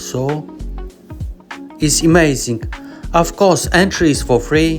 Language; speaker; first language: English; non-native, learner; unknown